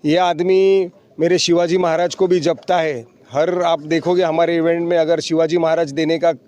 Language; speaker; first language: Hindi; non-native, local second language; Marathi